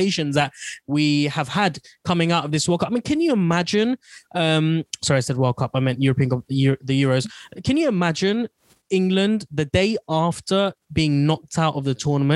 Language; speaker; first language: English; non-native, local second language; Bangla